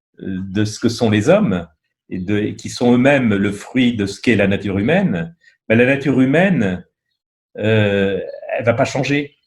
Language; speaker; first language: French; native; French